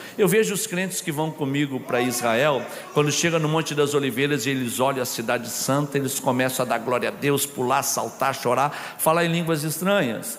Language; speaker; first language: Portuguese; native; Portuguese